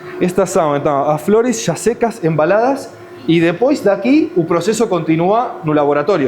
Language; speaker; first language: Portuguese; non-native, learner; Spanish